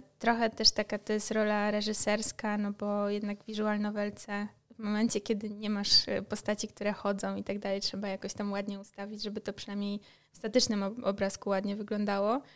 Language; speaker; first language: Polish; native; Polish